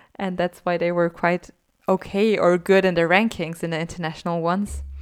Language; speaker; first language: English; non-native, fluent; German